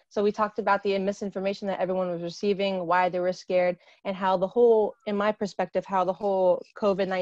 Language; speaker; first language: English; native; English